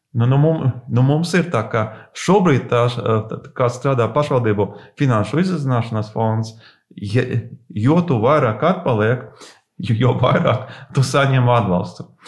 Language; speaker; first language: Latvian; non-native, local second language; Russian